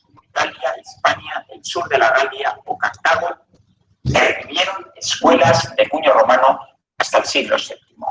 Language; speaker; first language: Spanish; native; Spanish